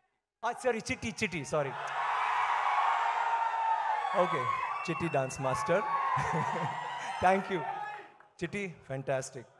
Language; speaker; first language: Telugu; non-native, learner; Tamil